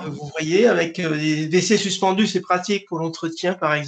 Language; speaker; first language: French; native; French